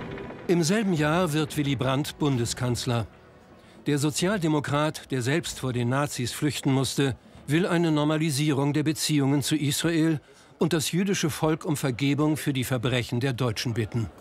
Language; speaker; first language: German; native; German